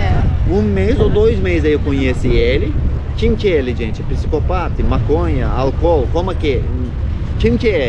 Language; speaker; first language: Portuguese; non-native, learner; Turkish